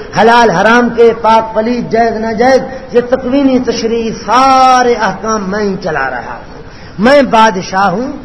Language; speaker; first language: Urdu; non-native, local second language; Punjabi